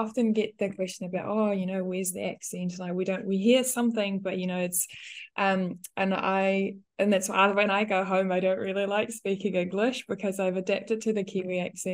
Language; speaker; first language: English; non-native, local second language; Afrikaans